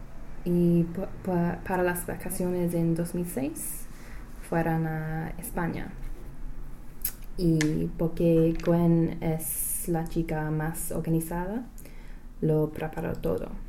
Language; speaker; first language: Spanish; non-native, learner; English